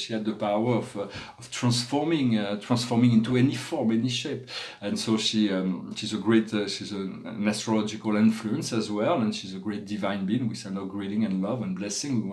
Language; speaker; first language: English; non-native, fluent; French